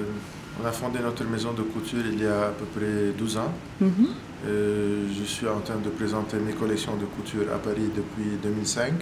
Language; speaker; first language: French; non-native, local second language; Arabic